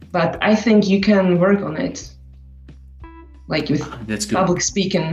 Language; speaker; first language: English; non-native, fluent; Slovak